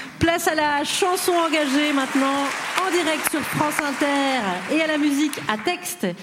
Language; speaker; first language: French; native; French